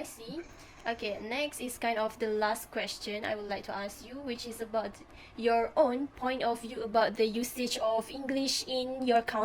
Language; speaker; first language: English; non-native, fluent; Malay